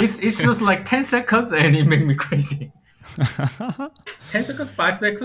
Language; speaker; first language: English; non-native, fluent; Korean